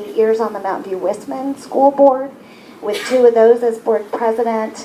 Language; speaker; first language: English; native; English